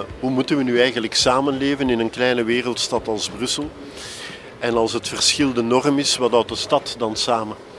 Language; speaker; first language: Dutch; native; Dutch